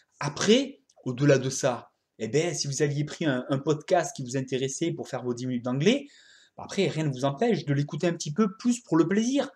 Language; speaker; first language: French; native; French